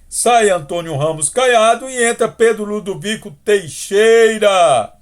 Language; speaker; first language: Portuguese; native; Portuguese